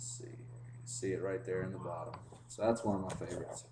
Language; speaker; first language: English; native; English